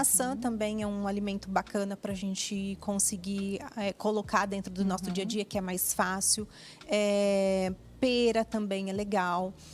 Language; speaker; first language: Portuguese; native; Portuguese